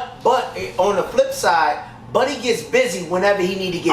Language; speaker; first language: English; native; English